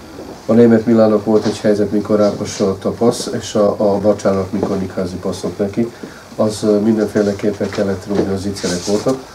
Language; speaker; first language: Hungarian; non-native, fluent; Serbian